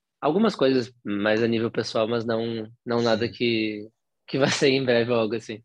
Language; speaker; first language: Portuguese; native; Portuguese